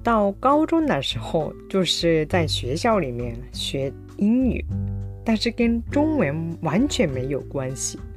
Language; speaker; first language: Chinese; non-native, fluent; Japanese